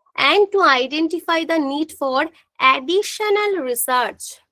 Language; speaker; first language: English; non-native, local second language; Bangla